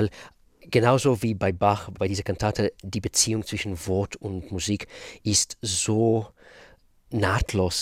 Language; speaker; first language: German; non-native, fluent; Russian